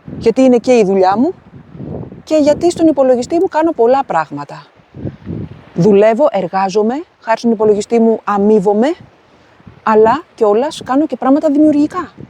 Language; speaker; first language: Greek; native; Greek